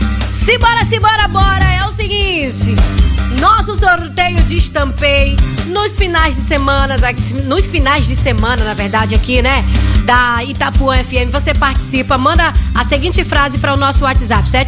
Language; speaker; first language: Portuguese; native; Portuguese